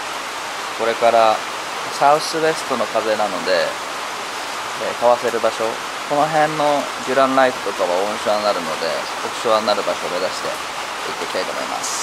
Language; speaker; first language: Japanese; native; Japanese